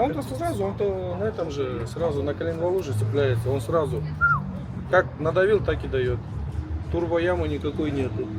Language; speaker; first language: Russian; native; Russian